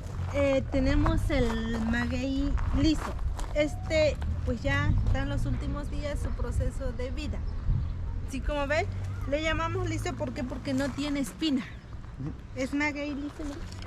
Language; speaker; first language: Spanish; native; Spanish